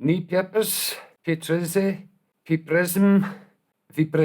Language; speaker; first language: Polish; non-native, learner; English